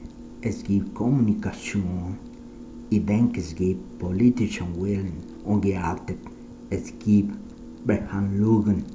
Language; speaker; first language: German; non-native, learner; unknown